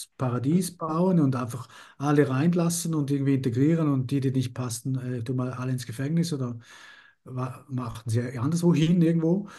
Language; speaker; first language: German; early bilingual, other home language; Spanish